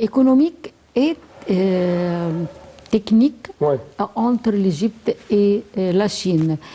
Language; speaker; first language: French; non-native, fluent; Arabic